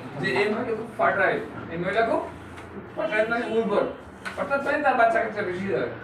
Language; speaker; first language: Bangla; native; Bangla